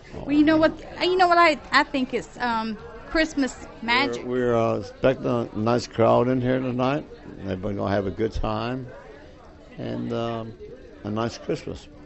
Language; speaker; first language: English; native; English